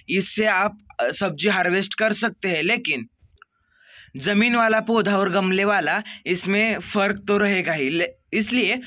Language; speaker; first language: Hindi; non-native, local second language; Marathi